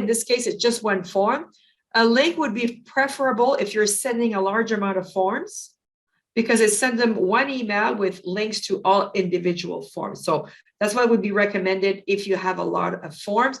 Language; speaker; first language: English; native; English